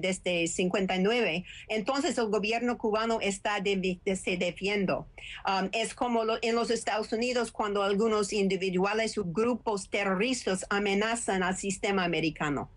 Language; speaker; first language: Spanish; non-native, fluent; English